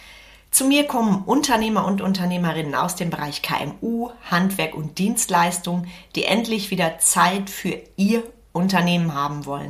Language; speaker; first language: German; native; German